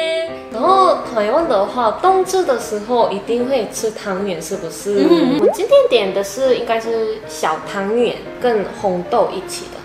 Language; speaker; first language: Chinese; non-native, fluent; Korean